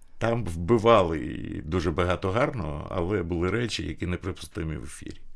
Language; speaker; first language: Ukrainian; native; Ukrainian